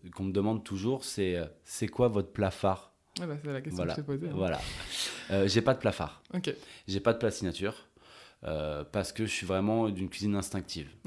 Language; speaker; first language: French; native; French